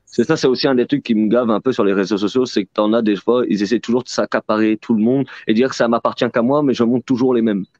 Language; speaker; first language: French; native; French